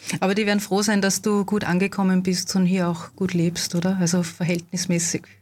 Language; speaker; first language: German; native; German